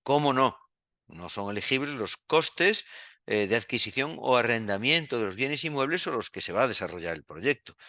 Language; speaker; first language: Spanish; native; Spanish